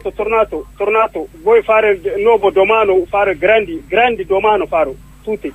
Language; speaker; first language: Italian; non-native, learner; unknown